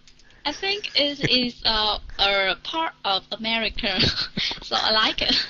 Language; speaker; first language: English; non-native, learner; Vietnamese